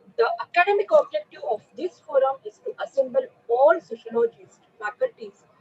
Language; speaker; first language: English; non-native, local second language; Marathi